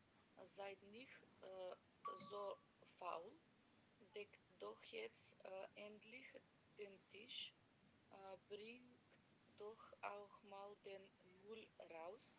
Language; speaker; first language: German; non-native, learner; Macedonian